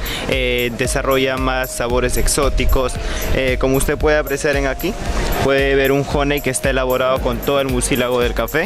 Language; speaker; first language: Spanish; native; Spanish